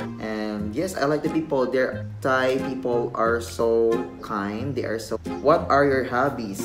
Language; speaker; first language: English; non-native, local second language; Filipino